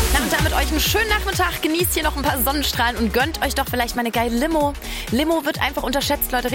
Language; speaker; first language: German; native; German